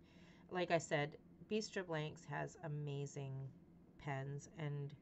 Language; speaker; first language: English; native; English